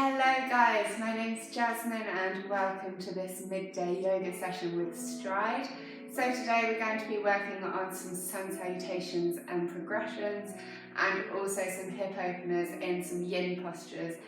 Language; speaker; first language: English; native; English